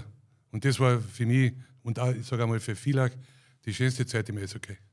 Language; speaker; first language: German; native; German